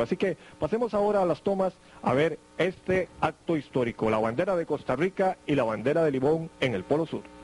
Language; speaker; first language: Spanish; native; Spanish